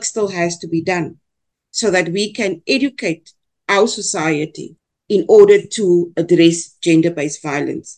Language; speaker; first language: English; non-native, local second language; Afrikaans